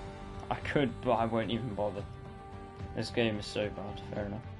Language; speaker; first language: English; native; English